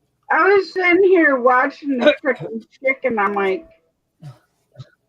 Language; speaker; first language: English; native; English